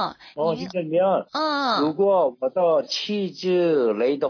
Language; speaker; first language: Chinese; non-native, learner; Korean